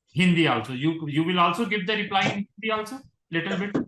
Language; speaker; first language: English; non-native, local second language; Hindi